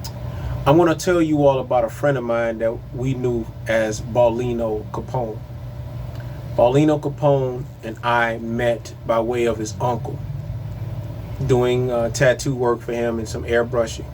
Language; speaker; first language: English; native; English